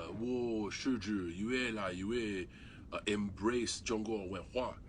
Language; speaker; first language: Chinese; non-native, learner; English